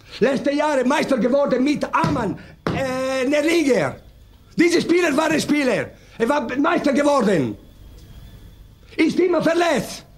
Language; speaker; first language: German; non-native, learner; Italian